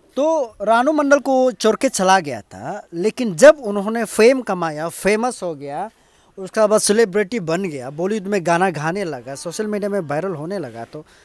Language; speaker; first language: Hindi; non-native, local second language; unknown